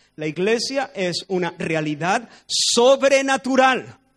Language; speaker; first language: Spanish; native; Spanish